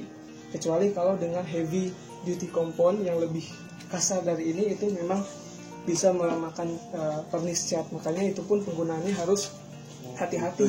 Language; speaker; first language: Indonesian; native; Indonesian